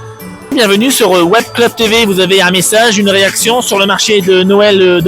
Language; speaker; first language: French; native; French